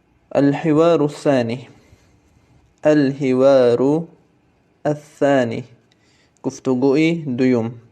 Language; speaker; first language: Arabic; non-native, fluent; Tajik